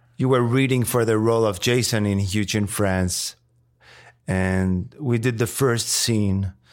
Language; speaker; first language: English; non-native, fluent; Arabic